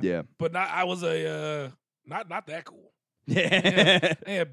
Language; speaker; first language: English; native; English